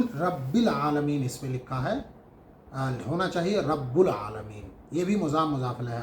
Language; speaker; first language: Urdu; native; Urdu